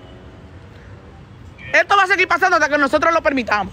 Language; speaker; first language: Spanish; native; Spanish